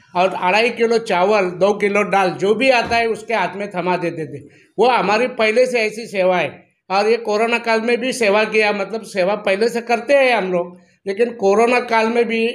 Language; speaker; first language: Hindi; non-native, local second language; Marathi